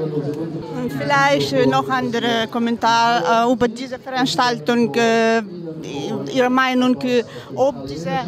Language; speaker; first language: German; non-native, learner; Ukrainian